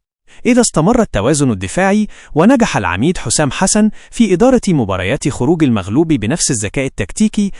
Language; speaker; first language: Arabic; native; Arabic